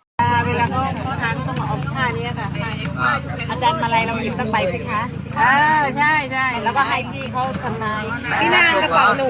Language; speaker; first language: Thai; native; Thai